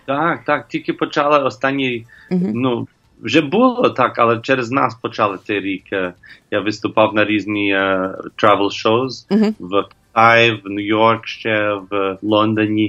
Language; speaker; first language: Ukrainian; non-native, learner; English